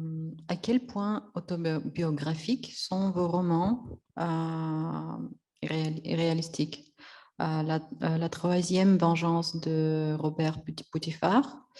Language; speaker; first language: French; non-native, fluent; Russian